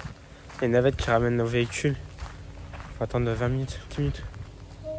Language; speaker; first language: French; native; French